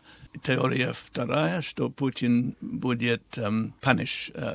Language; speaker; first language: Russian; non-native, learner; English